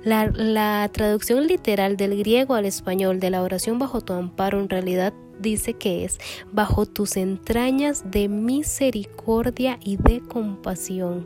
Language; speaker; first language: Spanish; native; Spanish